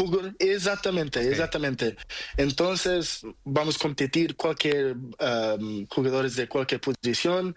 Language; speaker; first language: Spanish; non-native, learner; Portuguese